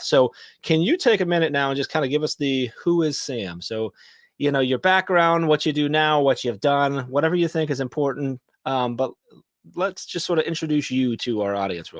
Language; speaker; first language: English; native; English